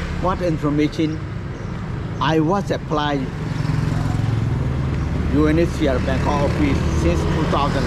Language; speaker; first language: English; non-native, learner; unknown